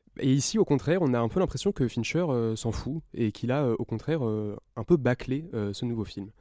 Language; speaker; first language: French; native; French